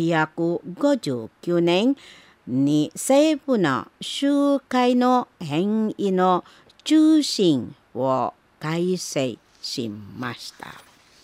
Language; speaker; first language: Japanese; non-native, learner; Indonesian